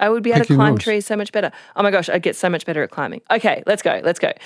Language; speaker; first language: English; native; English